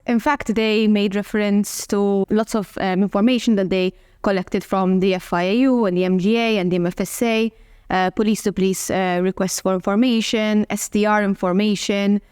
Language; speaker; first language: English; non-native, local second language; Maltese